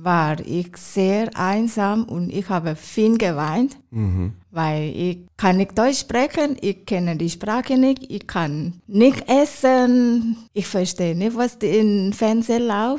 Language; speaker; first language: German; non-native, learner; Thai